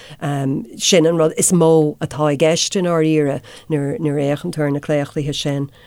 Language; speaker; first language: Irish; non-native, local second language; English